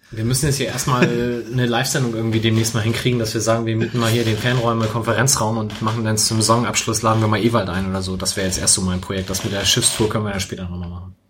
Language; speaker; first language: German; native; German